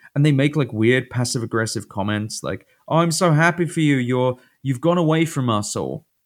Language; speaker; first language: English; native; English